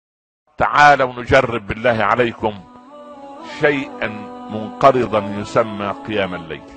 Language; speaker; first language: Arabic; native; Arabic